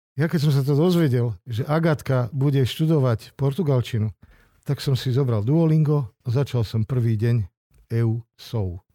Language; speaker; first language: Slovak; non-native, local second language; Hungarian